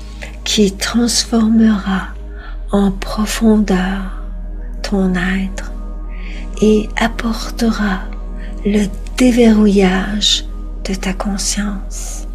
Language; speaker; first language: French; native; French